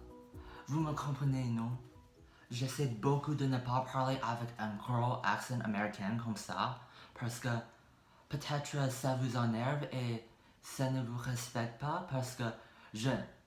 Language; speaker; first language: French; non-native, learner; English